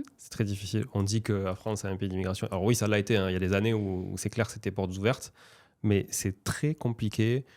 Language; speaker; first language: French; native; French